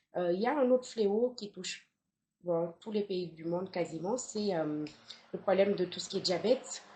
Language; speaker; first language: French; non-native, local second language; Wolof